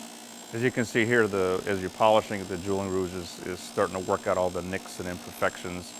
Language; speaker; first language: English; native; English